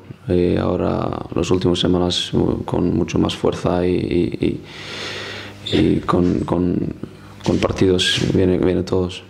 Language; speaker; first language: Spanish; non-native, fluent; Icelandic